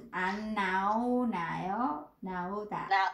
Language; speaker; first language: Korean; non-native, learner; Vietnamese